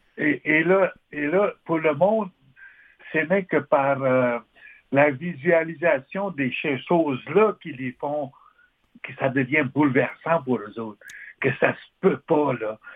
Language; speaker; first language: French; non-native, local second language; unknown